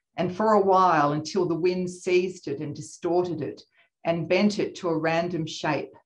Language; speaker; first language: English; native; English